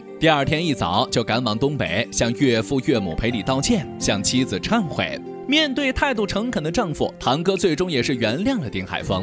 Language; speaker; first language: Chinese; native; Chinese